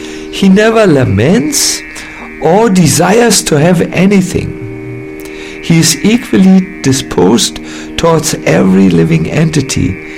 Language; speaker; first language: English; non-native, fluent; German